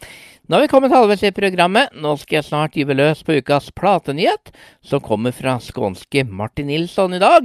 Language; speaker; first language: Norwegian; native; Norwegian